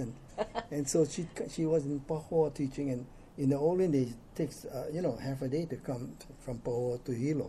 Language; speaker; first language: English; native; English